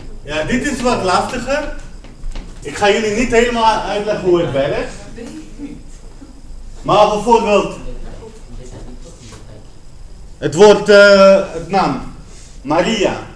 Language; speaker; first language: Dutch; non-native, fluent; Spanish